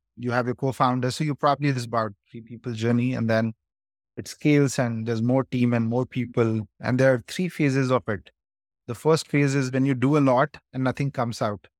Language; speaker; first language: English; non-native, local second language; Hindi